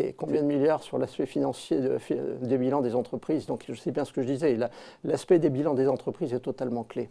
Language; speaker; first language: French; native; French